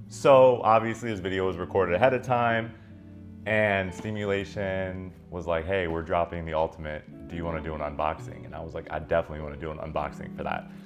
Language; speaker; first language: English; native; English